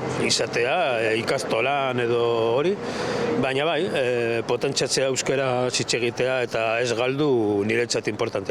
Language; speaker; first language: Basque; non-native, local second language; Spanish